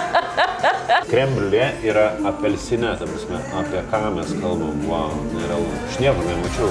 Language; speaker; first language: Lithuanian; native; Lithuanian